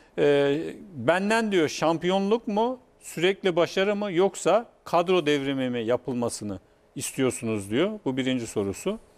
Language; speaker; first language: Turkish; native; Turkish